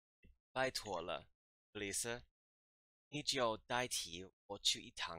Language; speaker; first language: Chinese; non-native, fluent; English